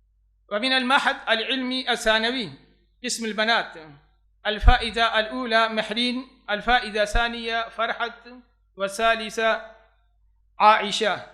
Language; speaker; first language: Arabic; non-native, fluent; Urdu